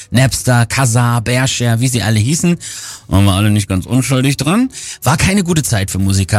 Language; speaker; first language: German; native; German